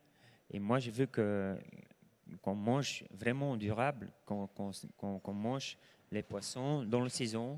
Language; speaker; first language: French; non-native, local second language; Dutch